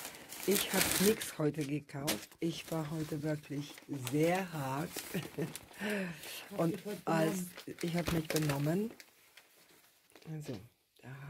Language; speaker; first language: German; non-native, fluent; Russian